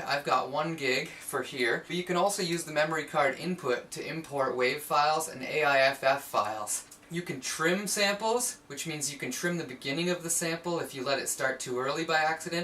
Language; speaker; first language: English; native; English